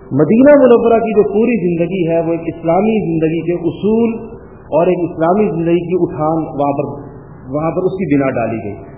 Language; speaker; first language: Urdu; non-native, local second language; Pashto